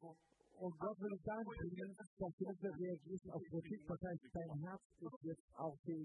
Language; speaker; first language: German; non-native, fluent; Russian